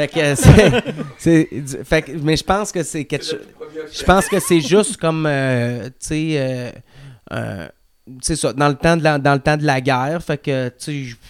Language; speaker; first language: French; native; French